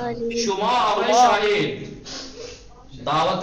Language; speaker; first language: Persian; non-native, fluent; Urdu